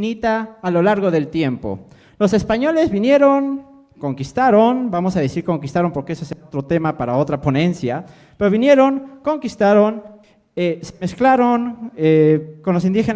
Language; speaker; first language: Spanish; native; Spanish